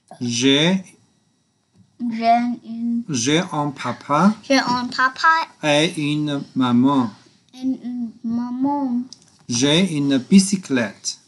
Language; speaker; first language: French; non-native, learner; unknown